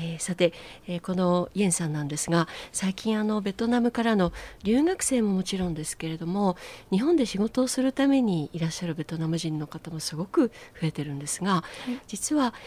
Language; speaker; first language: Japanese; native; Japanese